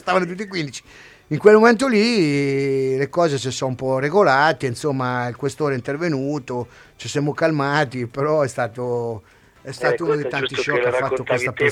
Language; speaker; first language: Italian; native; Italian